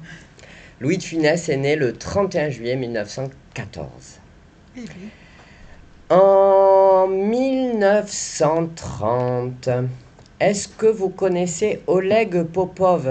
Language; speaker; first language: French; native; French